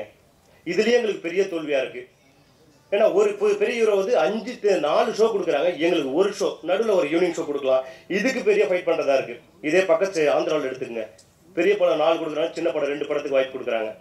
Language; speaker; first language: Tamil; native; Tamil